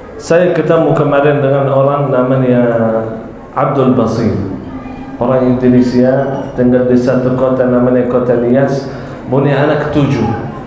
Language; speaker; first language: Malay; non-native, fluent; Arabic